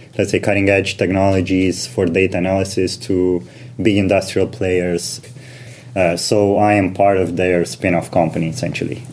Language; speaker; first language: English; non-native, fluent; Romanian